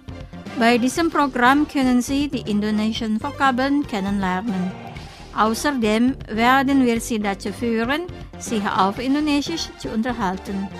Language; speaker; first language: German; non-native, fluent; Indonesian